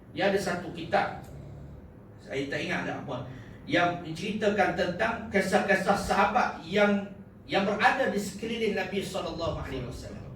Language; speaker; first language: Malay; native; Malay